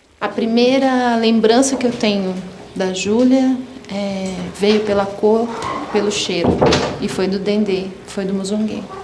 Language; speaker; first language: Portuguese; native; Portuguese